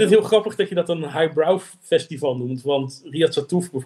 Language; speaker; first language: Dutch; native; Dutch